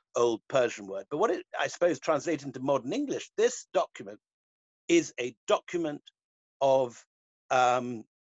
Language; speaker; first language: English; native; English